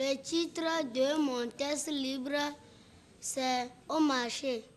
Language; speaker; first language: French; non-native, learner; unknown